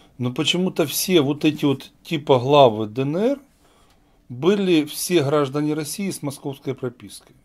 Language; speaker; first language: Russian; native; Russian